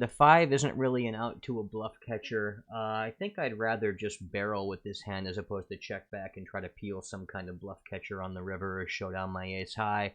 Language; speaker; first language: English; native; English